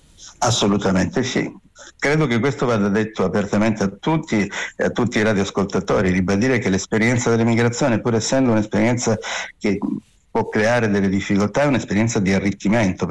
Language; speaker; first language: Italian; native; Italian